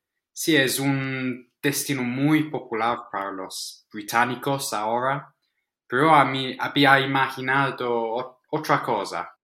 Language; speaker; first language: Spanish; non-native, fluent; English